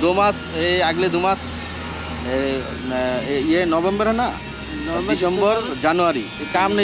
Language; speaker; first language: Hindi; non-native, learner; Bangla